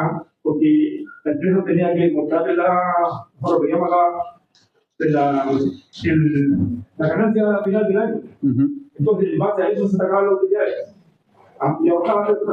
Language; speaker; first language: Spanish; native; Spanish